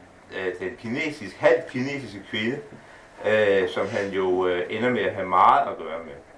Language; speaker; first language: Danish; native; Danish